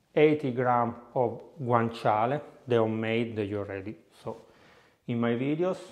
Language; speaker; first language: English; non-native, fluent; Italian